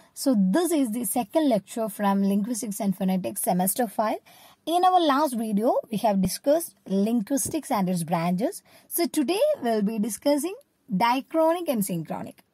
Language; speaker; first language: English; non-native, local second language; Malayalam